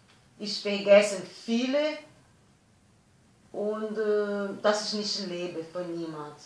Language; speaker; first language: German; non-native, learner; Portuguese